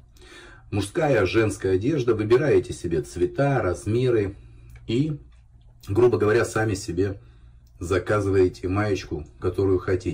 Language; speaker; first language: Russian; native; Russian